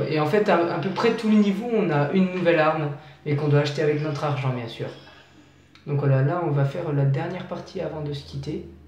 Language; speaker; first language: French; native; French